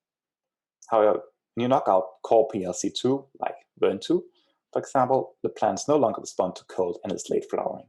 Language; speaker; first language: English; non-native, fluent; Danish